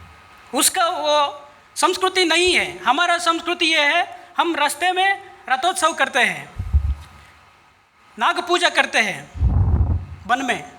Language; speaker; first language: Hindi; non-native, local second language; Kannada